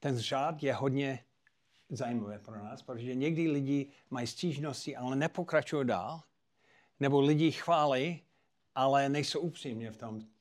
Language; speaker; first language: Czech; non-native, fluent; English